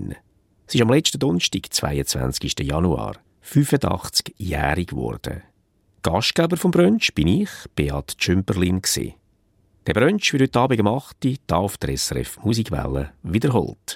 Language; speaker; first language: German; native; German